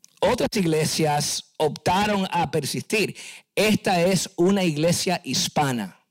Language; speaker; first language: Spanish; early bilingual, heritage; Spanish